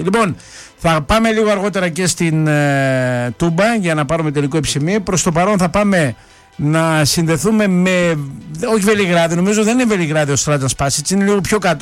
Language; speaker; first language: Greek; native; Greek